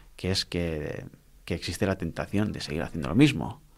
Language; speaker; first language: Spanish; non-native, local second language; Basque